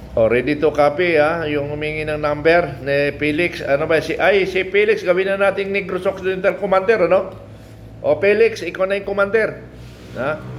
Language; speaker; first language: Filipino; native; Filipino